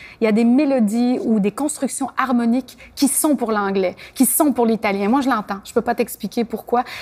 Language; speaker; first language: French; native; French